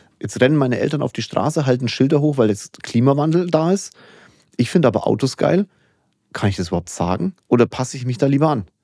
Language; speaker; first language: German; native; German